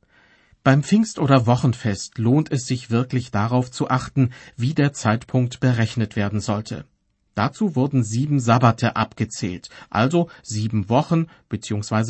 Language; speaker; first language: German; native; German